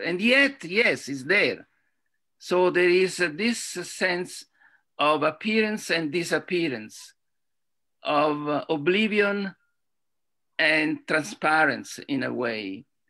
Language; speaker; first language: English; non-native, fluent; Italian